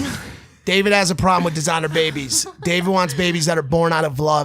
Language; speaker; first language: English; native; English